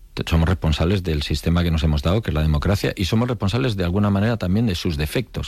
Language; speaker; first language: Spanish; native; Spanish